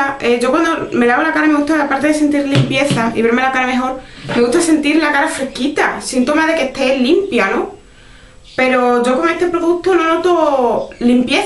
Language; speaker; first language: Spanish; native; Spanish